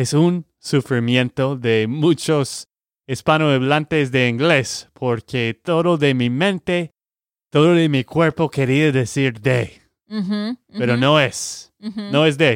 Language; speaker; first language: Spanish; non-native, learner; English